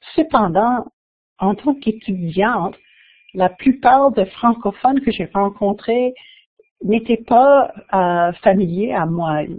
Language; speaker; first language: French; non-native, local second language; English